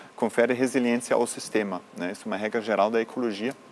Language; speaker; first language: Portuguese; non-native, fluent; German